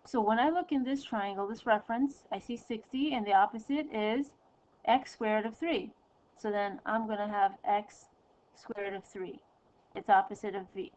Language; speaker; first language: English; native; English